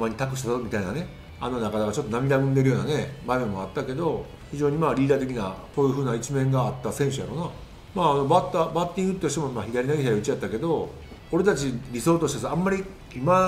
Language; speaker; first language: Japanese; native; Japanese